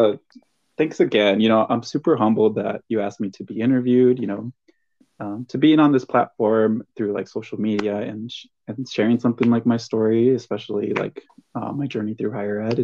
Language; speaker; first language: English; early bilingual, other home language; Spanish